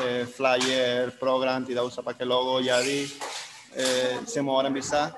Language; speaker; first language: Indonesian; non-native, fluent; Spanish